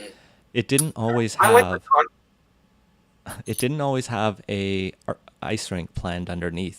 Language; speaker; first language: English; native; English